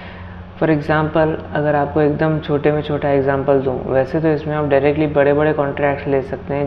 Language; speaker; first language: Hindi; native; Hindi